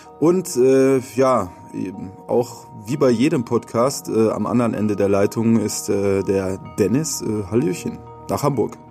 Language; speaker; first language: German; native; German